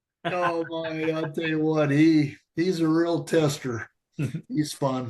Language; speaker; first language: English; native; English